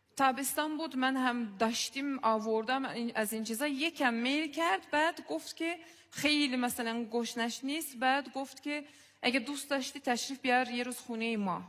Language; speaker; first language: Persian; non-native, fluent; Azerbaijani